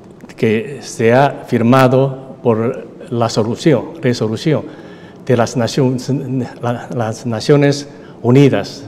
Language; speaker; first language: Spanish; non-native, fluent; Chinese